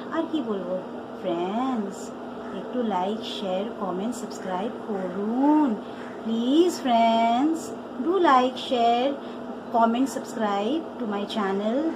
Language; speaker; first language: Bangla; non-native, local second language; Nepali